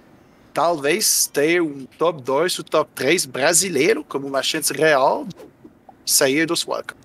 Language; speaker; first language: Portuguese; non-native, fluent; French